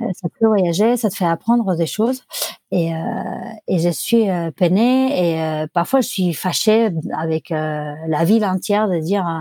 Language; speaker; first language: French; non-native, fluent; Spanish